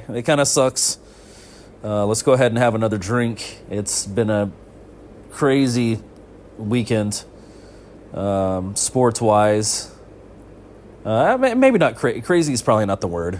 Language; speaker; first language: English; native; English